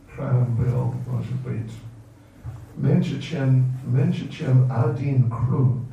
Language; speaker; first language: Russian; non-native, learner; English